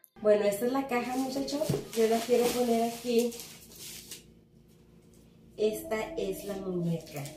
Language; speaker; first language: Spanish; native; Spanish